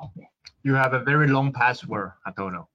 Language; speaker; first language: English; non-native, fluent; Chinese